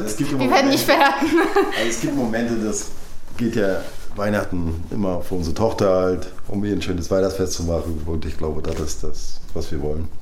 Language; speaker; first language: German; native; German